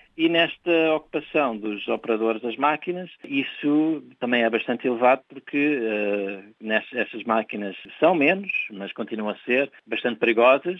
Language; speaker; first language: Portuguese; early bilingual, heritage; Portuguese